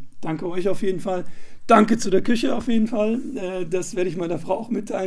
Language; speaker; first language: German; native; German